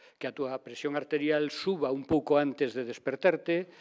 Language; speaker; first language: Galician; native; Galician